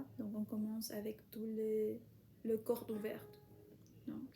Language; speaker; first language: French; non-native, fluent; Spanish